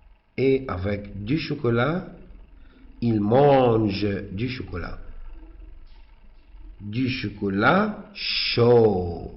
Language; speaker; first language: French; non-native, fluent; Arabic